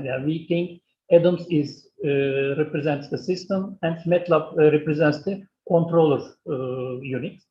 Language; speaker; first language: English; non-native, learner; Turkish